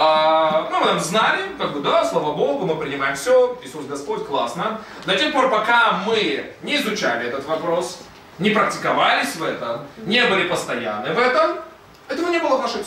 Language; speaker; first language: Russian; native; Russian